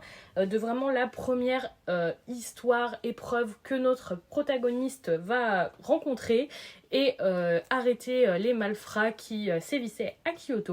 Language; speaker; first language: French; native; French